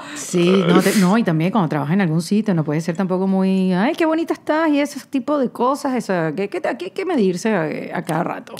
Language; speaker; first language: Spanish; native; Spanish